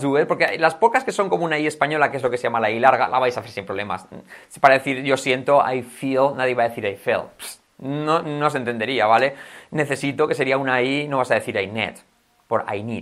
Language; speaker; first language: Spanish; native; Spanish